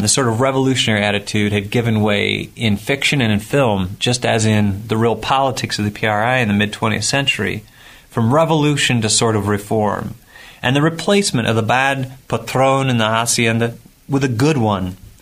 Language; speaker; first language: English; native; English